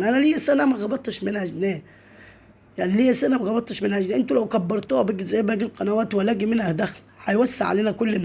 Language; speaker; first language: Arabic; native; Arabic